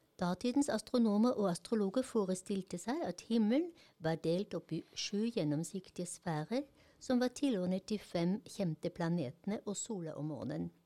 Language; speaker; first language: Norwegian; non-native, fluent; German